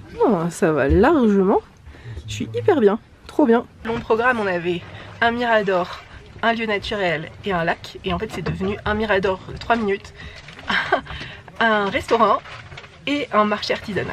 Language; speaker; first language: French; native; French